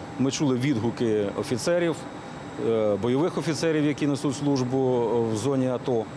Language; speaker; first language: Ukrainian; native; Ukrainian